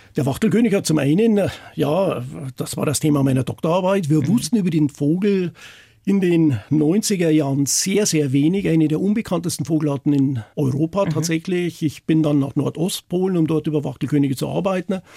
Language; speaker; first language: German; native; German